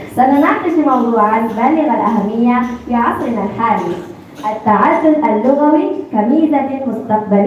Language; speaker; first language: Arabic; non-native, learner; Indonesian